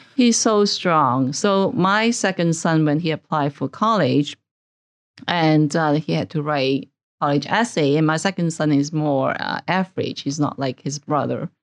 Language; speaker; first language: English; non-native, local second language; Cantonese